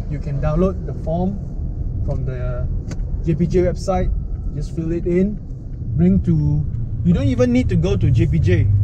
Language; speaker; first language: English; non-native, local second language; Min Nan Chinese